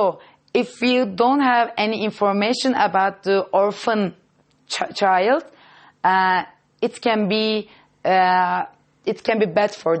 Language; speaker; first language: English; non-native, fluent; Turkish